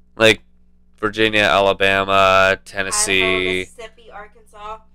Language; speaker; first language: English; native; English